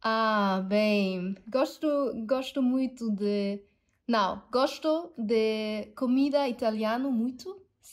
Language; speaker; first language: Portuguese; non-native, learner; German